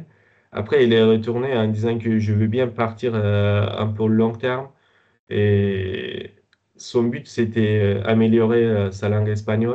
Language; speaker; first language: French; non-native, fluent; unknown